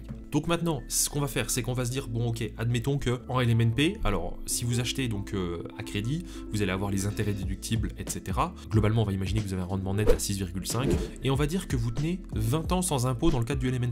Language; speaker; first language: French; native; French